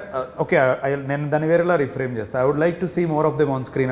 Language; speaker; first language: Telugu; native; Telugu